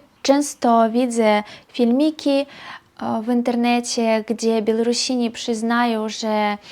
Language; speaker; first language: Polish; non-native, fluent; Belarusian